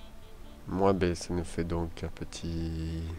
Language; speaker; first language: French; native; French